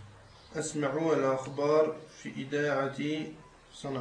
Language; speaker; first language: Arabic; non-native, learner; French